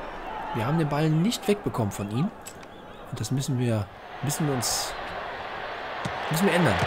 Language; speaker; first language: German; native; German